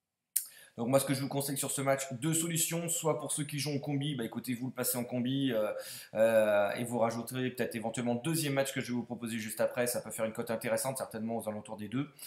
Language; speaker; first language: French; native; French